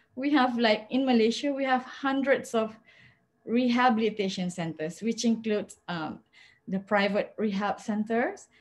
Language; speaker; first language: English; non-native, local second language; Malay